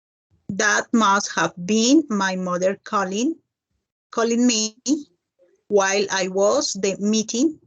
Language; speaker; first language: English; non-native, learner; Spanish